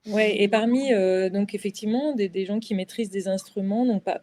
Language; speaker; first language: French; native; French